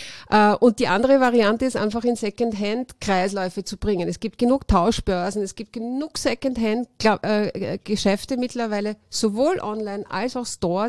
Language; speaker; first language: German; native; German